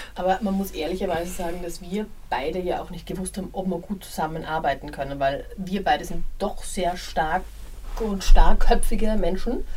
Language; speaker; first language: German; native; German